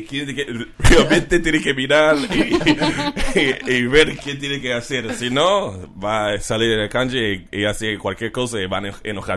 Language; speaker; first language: Spanish; non-native, learner; English